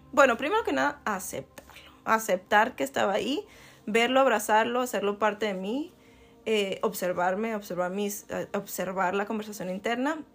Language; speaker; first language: Spanish; native; Spanish